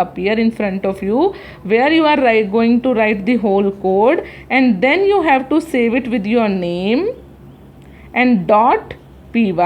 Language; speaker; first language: English; non-native, local second language; Hindi